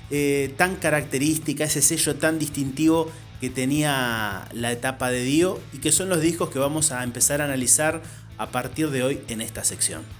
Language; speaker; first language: Spanish; native; Spanish